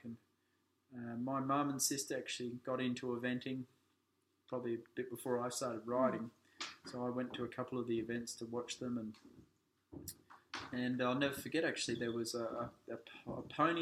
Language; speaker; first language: English; native; English